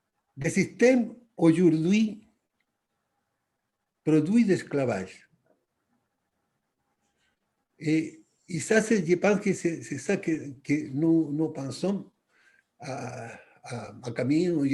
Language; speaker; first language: French; non-native, fluent; Spanish